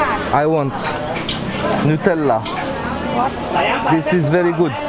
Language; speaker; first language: English; non-native, learner; French